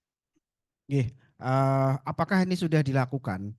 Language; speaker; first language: Indonesian; native; Indonesian